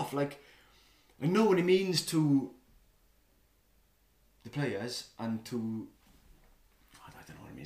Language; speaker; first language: English; native; English